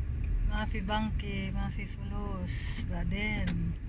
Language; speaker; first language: Arabic; non-native, learner; Filipino